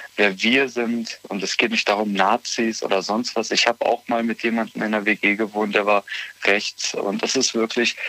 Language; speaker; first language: German; native; German